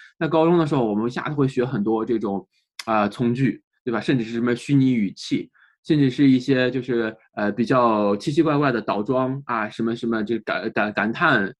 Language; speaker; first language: Chinese; native; Chinese